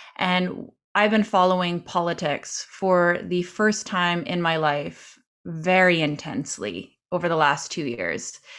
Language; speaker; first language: English; native; English